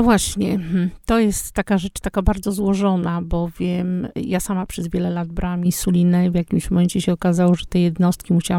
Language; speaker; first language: Polish; native; Polish